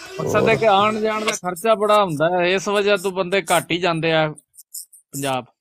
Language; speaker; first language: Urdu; non-native, local second language; Punjabi